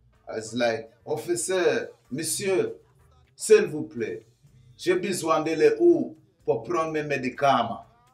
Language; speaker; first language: French; non-native, learner; English